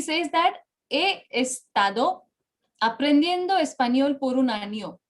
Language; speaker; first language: Spanish; non-native, fluent; Bangla